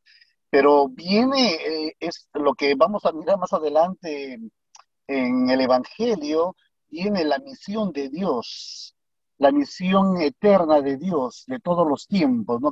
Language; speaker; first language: Spanish; native; Spanish